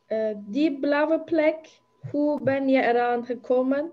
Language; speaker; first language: Dutch; non-native, learner; Turkish